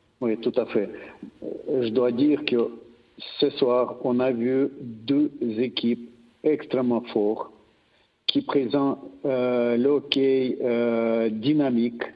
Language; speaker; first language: French; non-native, fluent; Russian